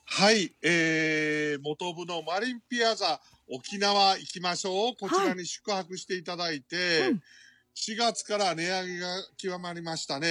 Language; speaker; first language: Japanese; native; Japanese